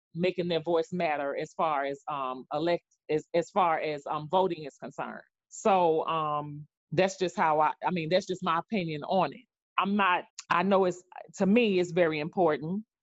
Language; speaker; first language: English; native; English